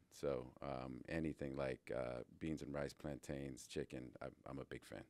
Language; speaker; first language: English; native; English